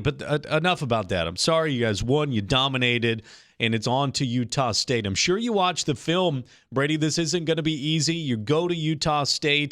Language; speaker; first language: English; native; English